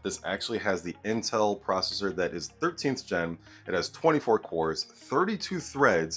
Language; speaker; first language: English; native; English